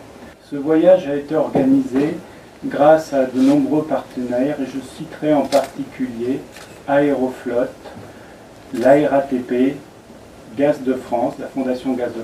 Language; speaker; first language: French; native; French